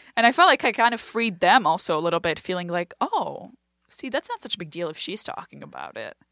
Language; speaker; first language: English; non-native, fluent; French